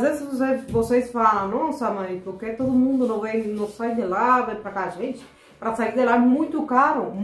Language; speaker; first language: Portuguese; non-native, fluent; Spanish